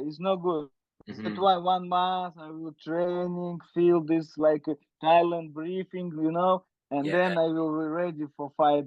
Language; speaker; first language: English; non-native, learner; Russian